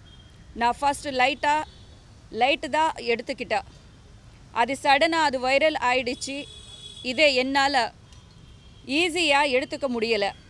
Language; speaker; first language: Tamil; non-native, learner; Telugu